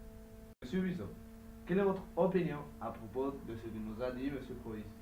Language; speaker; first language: French; non-native, learner; Spanish